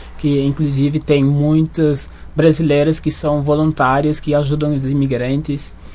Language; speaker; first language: Portuguese; non-native, fluent; Wolof